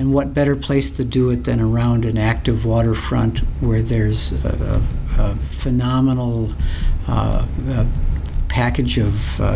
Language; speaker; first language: English; native; English